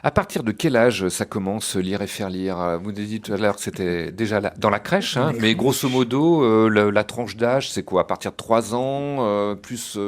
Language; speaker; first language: French; native; French